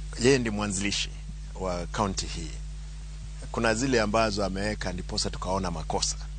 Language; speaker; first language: Swahili; non-native, local second language; Gusii